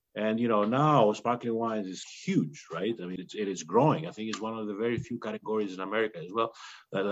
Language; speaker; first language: English; non-native, fluent; Greek